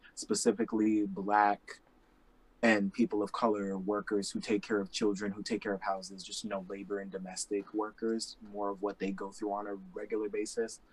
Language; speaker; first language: English; native; English